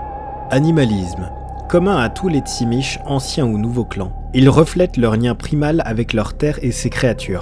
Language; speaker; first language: French; native; French